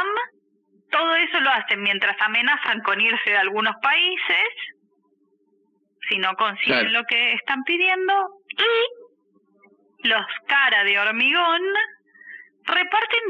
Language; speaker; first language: Spanish; native; Spanish